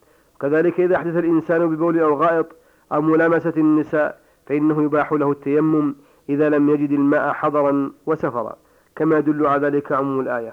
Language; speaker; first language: Arabic; native; Arabic